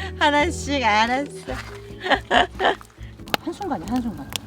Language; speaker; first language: Korean; native; Korean